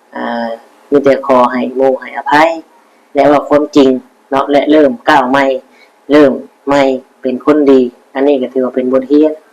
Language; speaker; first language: Thai; non-native, local second language; Northeastern Thai